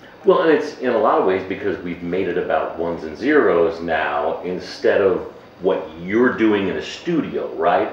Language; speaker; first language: English; native; English